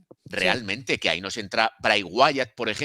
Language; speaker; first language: Spanish; native; Spanish